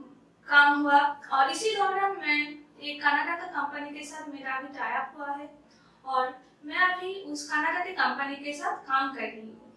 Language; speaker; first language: Hindi; non-native, local second language; Bangla